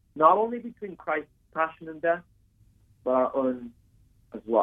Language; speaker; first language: English; native; English